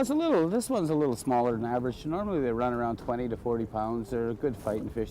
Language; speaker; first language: English; native; English